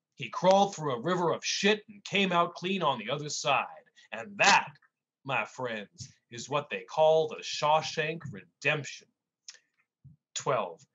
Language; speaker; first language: English; native; English